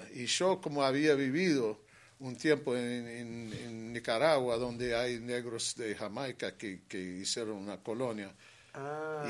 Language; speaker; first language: Spanish; non-native, fluent; English